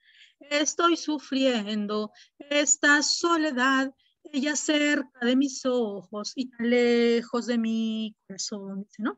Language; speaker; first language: Spanish; native; Spanish